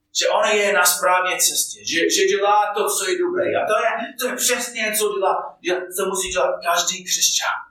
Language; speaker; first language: Czech; non-native, fluent; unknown